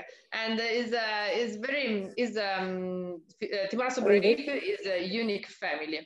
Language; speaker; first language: English; non-native, learner; Italian